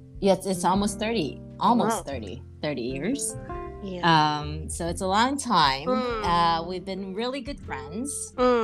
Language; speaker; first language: English; non-native, fluent; Japanese